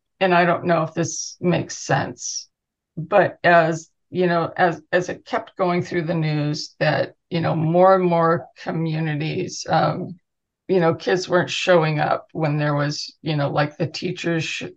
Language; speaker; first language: English; native; English